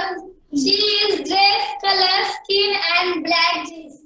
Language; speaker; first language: English; non-native, learner; Marathi